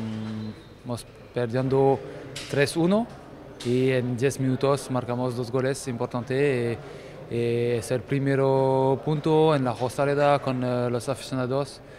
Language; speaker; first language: Spanish; non-native, fluent; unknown